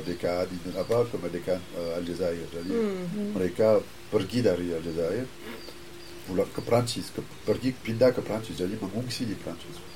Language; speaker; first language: Indonesian; non-native, fluent; French